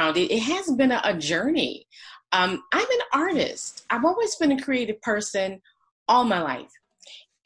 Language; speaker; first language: English; native; English